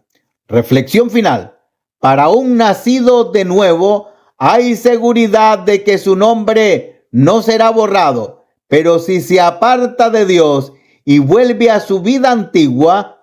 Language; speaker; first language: Spanish; native; Spanish